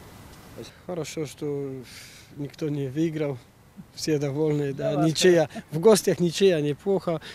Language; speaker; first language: Russian; non-native, learner; Polish